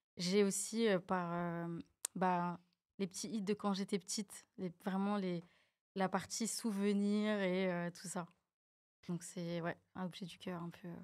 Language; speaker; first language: French; native; French